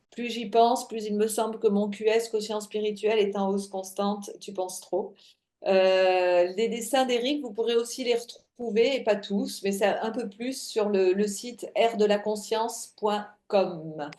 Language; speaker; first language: French; native; French